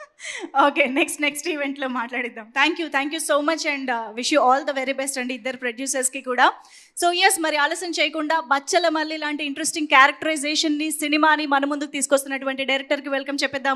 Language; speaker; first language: Telugu; native; Telugu